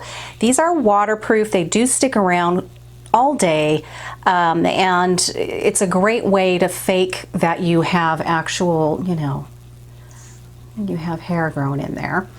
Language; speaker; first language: English; native; English